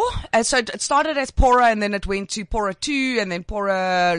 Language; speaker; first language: English; native; English